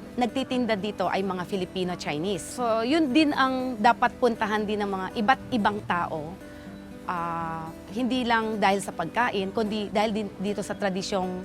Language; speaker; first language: Filipino; native; Filipino